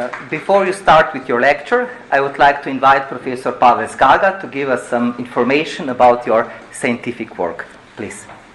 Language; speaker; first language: English; non-native, fluent; Slovenian